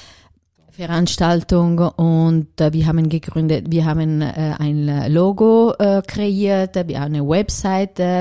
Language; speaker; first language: German; non-native, fluent; Italian